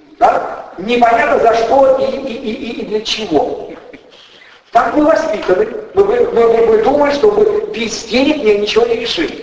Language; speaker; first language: Russian; native; Russian